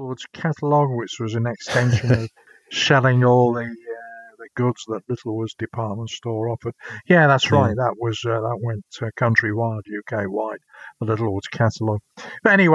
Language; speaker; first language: English; native; English